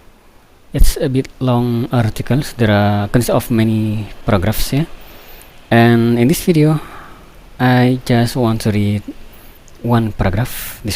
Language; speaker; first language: English; non-native, fluent; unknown